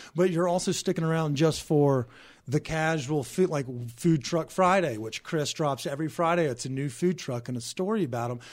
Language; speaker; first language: English; native; English